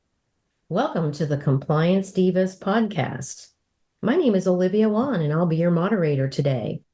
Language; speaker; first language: English; native; English